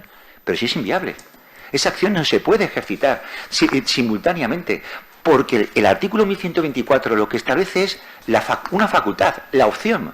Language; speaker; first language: Spanish; native; Spanish